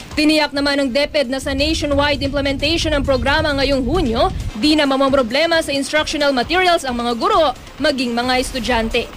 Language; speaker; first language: Filipino; native; Filipino